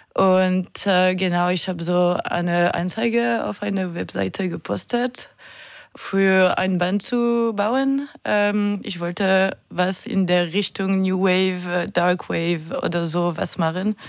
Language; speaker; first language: German; non-native, learner; French